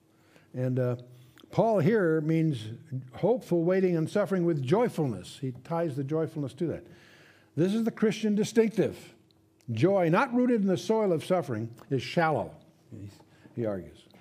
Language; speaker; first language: English; native; English